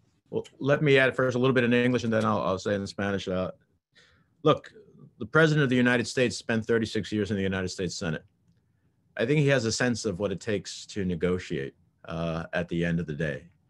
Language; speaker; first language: English; early bilingual, other home language; Spanish